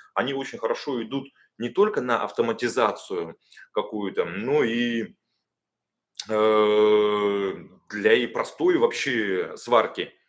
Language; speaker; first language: Russian; native; Russian